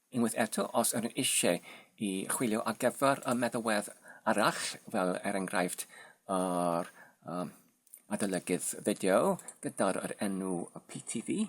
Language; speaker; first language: Welsh; non-native, learner; Polish